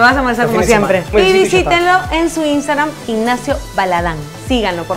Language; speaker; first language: Spanish; native; Spanish